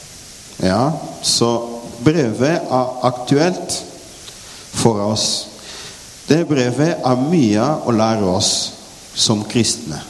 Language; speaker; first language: Norwegian; non-native, fluent; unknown